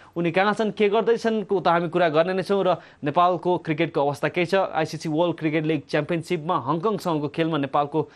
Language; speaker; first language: Nepali; native; Nepali